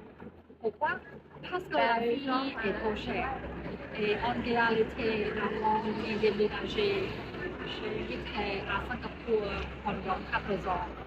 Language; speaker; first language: French; non-native, learner; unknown